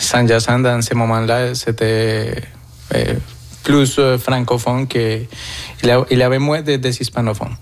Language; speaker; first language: French; non-native, fluent; Spanish